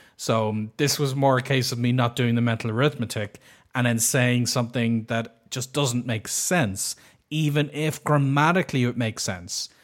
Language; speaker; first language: English; native; English